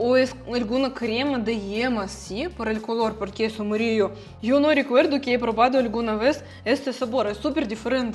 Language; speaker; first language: Spanish; non-native, fluent; Russian